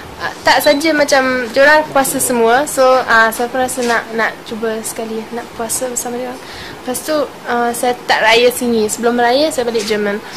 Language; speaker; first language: Malay; non-native, fluent; German